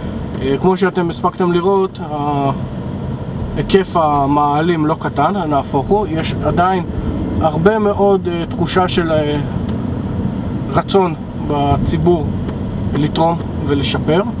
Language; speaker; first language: Hebrew; native; Hebrew